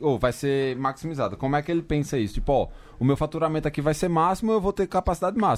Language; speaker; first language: Portuguese; native; Portuguese